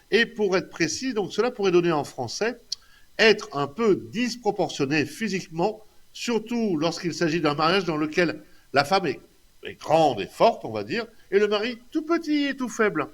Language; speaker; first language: French; native; French